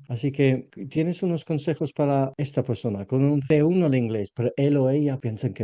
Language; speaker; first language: Spanish; non-native, learner; English